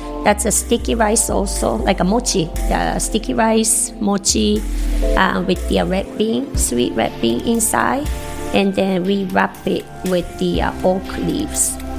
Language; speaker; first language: English; non-native, fluent; Japanese